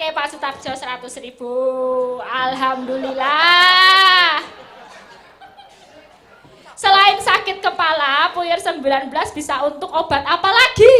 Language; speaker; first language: Indonesian; non-native, local second language; Javanese